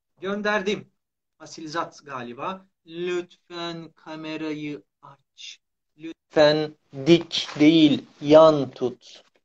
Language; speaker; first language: Turkish; native; Turkish